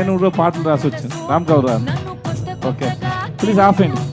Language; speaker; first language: Telugu; non-native, learner; Tamil